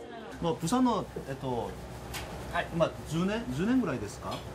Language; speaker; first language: Japanese; non-native, learner; Korean